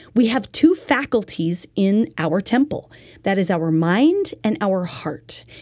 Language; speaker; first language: English; native; English